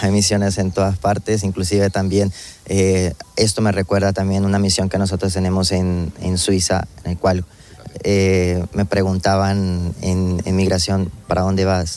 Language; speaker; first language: Spanish; native; Spanish